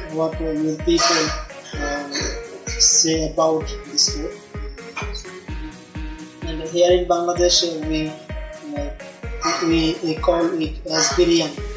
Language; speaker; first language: English; non-native, learner; Bangla